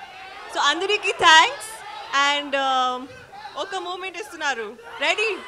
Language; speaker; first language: Telugu; non-native, learner; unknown